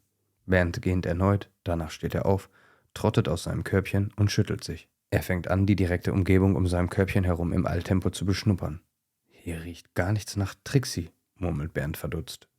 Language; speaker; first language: German; native; German